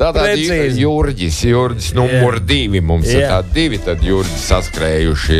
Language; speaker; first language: Latvian; native; Latvian